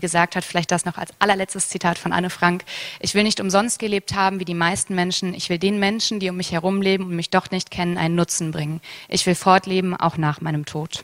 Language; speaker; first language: German; native; German